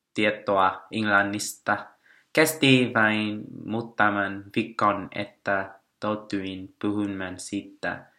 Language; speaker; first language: Finnish; non-native, learner; Vietnamese